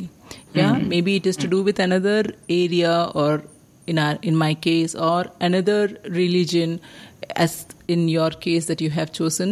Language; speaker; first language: English; non-native, local second language; Malayalam